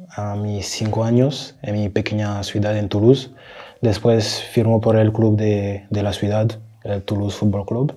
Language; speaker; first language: Spanish; non-native, learner; French